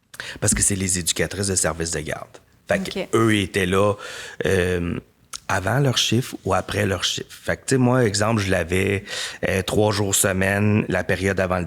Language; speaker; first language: French; native; French